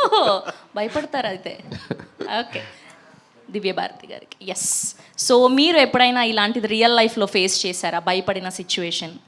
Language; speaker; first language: Telugu; native; Telugu